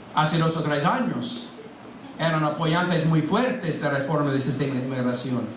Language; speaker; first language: Spanish; non-native, fluent; English